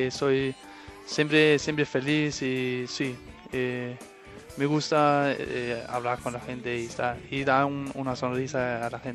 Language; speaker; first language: Spanish; non-native, fluent; Danish